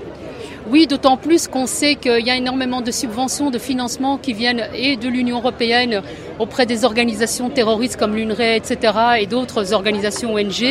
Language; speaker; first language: French; native; French